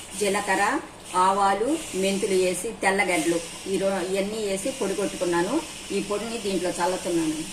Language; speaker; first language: Telugu; native; Telugu